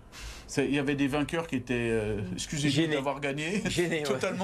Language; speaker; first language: French; native; French